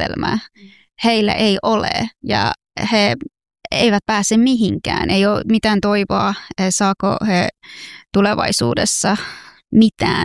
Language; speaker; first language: Finnish; non-native, fluent; Persian